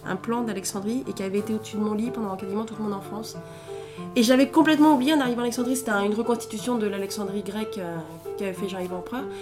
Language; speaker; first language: French; native; French